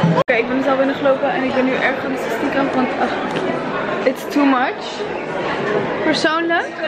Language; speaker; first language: Dutch; early bilingual, other home language; Arabic